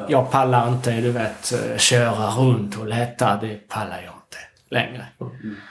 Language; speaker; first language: Swedish; non-native, fluent; Arabic